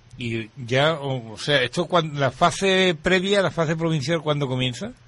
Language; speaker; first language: Spanish; native; Spanish